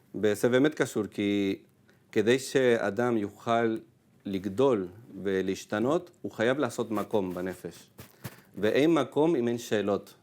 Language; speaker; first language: Hebrew; non-native, fluent; Spanish